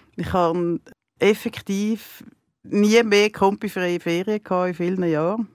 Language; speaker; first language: German; native; German